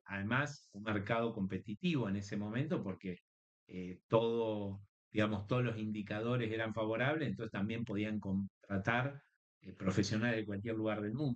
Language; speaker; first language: Spanish; native; Spanish